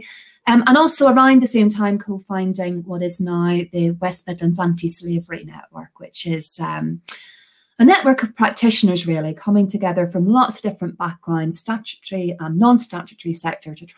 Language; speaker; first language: English; native; English